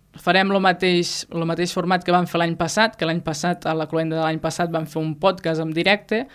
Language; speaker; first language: Catalan; native; Catalan